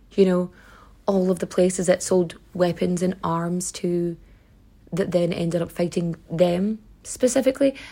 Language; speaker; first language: English; native; English